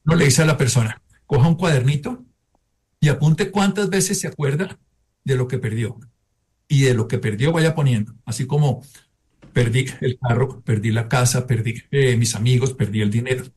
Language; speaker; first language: Spanish; native; Spanish